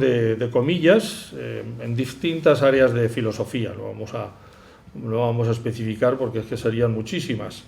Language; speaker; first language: Spanish; native; Spanish